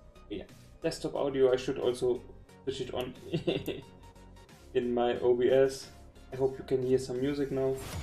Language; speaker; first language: English; non-native, fluent; German